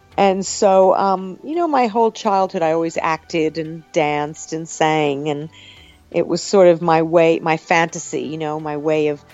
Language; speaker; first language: English; native; English